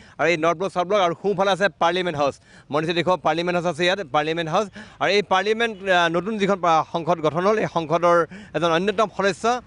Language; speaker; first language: Assamese; native; Assamese